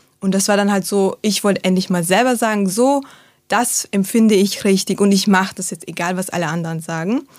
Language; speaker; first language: German; early bilingual, other home language; Turkish